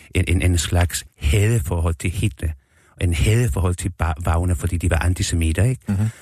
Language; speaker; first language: Danish; non-native, fluent; Spanish